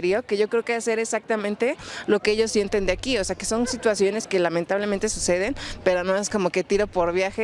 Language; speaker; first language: Spanish; native; Spanish